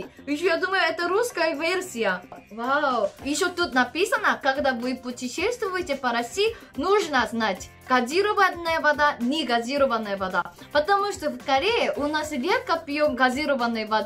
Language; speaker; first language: Russian; non-native, learner; Korean